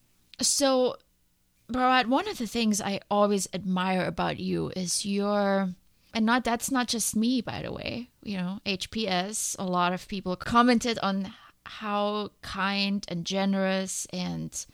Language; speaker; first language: English; non-native, fluent; German